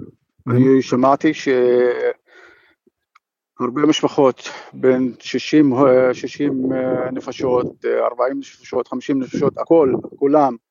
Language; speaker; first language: Hebrew; non-native, fluent; Arabic